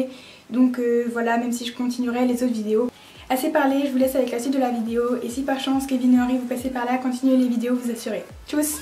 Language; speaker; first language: French; native; French